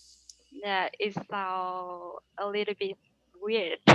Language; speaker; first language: English; non-native, learner; Vietnamese